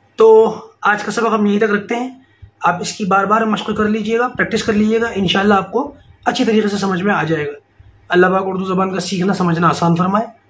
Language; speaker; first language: Urdu; native; Urdu